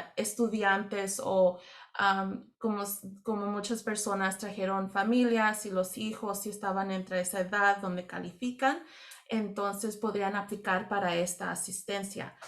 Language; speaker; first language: Spanish; early bilingual, heritage; Spanish